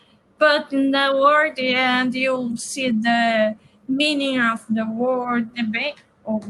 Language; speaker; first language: English; non-native, learner; Portuguese